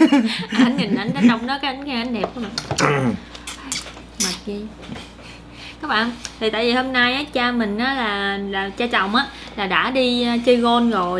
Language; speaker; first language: Vietnamese; native; Vietnamese